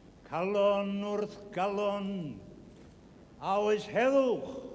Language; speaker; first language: Welsh; native; Welsh